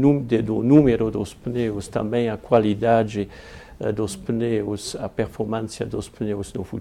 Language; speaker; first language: Portuguese; non-native, fluent; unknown